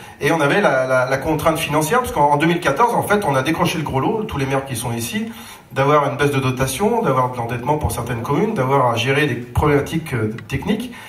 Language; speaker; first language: French; native; French